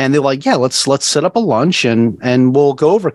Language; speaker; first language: English; native; English